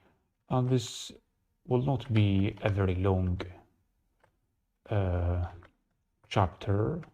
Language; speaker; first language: English; non-native, fluent; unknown